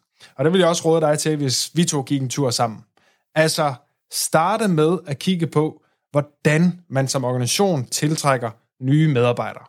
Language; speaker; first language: Danish; native; Danish